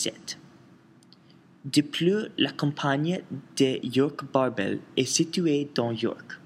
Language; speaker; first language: French; non-native, learner; English